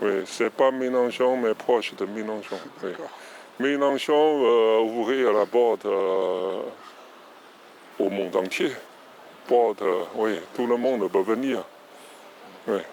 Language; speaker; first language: French; non-native, learner; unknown